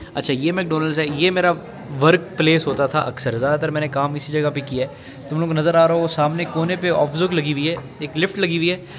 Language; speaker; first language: Hindi; non-native, local second language; Punjabi